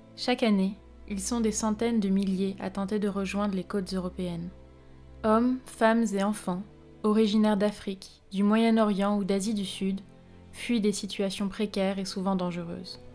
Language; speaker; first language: French; native; French